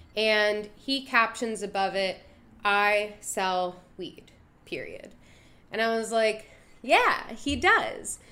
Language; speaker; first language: English; native; English